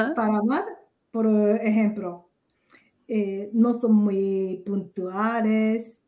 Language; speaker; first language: Spanish; non-native, fluent; Japanese